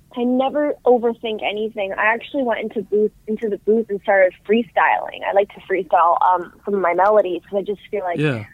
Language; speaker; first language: English; native; English